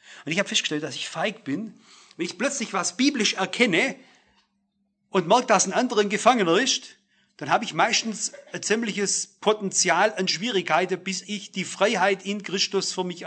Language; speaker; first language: German; native; German